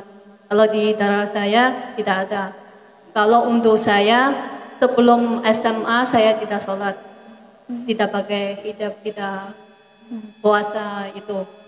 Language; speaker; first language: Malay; non-native, fluent; Chinese